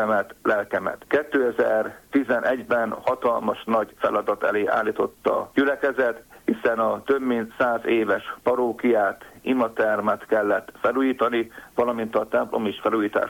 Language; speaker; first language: Hungarian; native; Hungarian